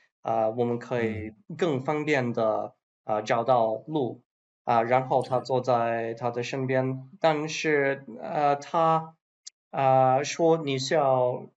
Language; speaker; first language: Chinese; non-native, learner; English